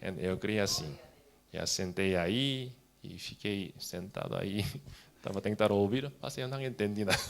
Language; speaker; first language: Portuguese; non-native, fluent; Korean